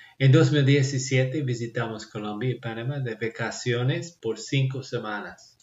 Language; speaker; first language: Spanish; non-native, learner; English